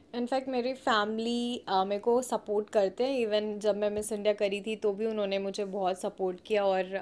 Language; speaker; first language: Hindi; native; Hindi